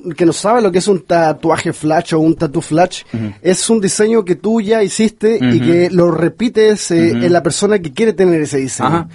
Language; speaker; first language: Spanish; native; Spanish